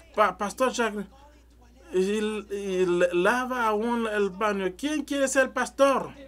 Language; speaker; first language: Spanish; non-native, learner; French